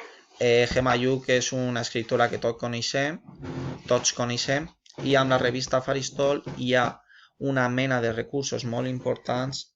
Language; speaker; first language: Catalan; non-native, local second language; Spanish